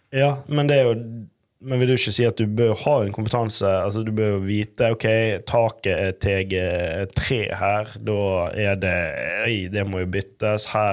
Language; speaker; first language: Norwegian; native; Norwegian